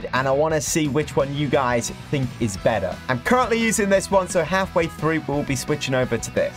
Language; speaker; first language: English; native; English